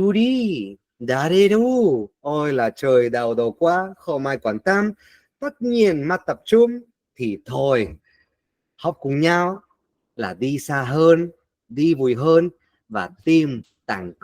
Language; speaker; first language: Vietnamese; non-native, fluent; Spanish